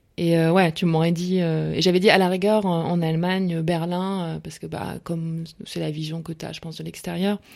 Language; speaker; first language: French; native; French